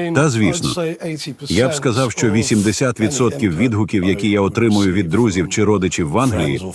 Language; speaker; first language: Ukrainian; non-native, fluent; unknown